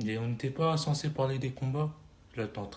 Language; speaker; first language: French; native; French